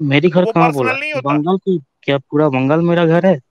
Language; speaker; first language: Hindi; non-native, local second language; Bangla